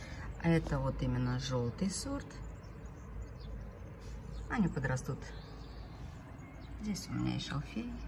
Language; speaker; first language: Russian; native; Russian